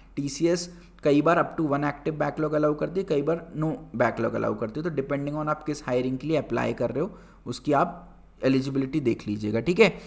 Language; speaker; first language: Hindi; native; Hindi